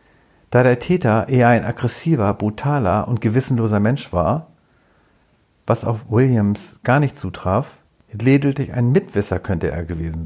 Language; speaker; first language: German; native; German